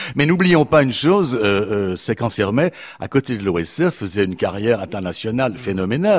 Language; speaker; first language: French; native; French